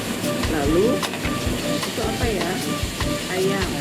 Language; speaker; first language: Indonesian; native; Indonesian